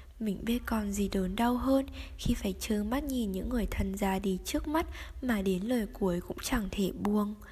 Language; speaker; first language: Vietnamese; native; Vietnamese